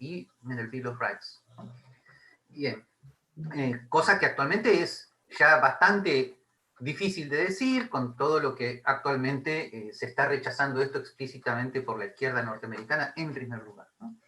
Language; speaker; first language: Spanish; native; Spanish